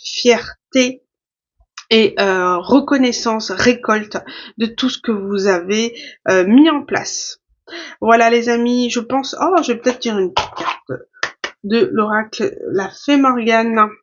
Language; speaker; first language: French; native; French